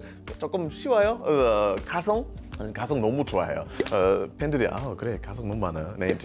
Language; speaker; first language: Korean; non-native, learner; English